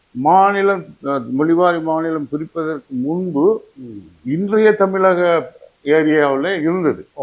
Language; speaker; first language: Tamil; non-native, local second language; Telugu